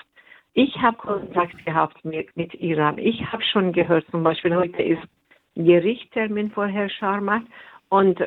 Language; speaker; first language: German; non-native, fluent; Persian